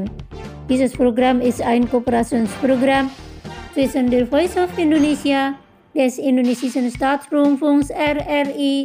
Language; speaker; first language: German; non-native, fluent; Indonesian